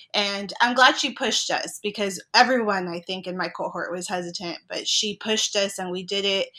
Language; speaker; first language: English; native; English